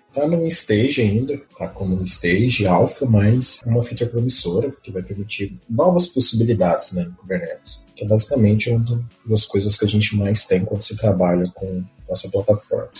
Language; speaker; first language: Portuguese; native; Portuguese